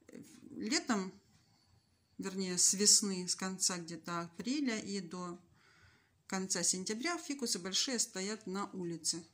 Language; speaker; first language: Russian; native; Russian